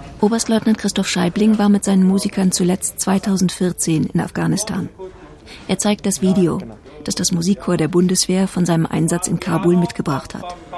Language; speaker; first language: German; native; German